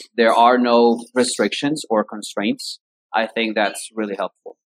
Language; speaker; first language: English; non-native, fluent; Spanish